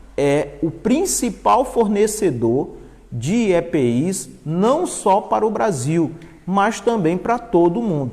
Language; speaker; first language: Portuguese; native; Portuguese